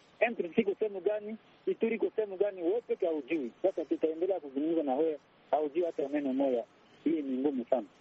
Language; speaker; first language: Swahili; non-native, local second language; Kinyarwanda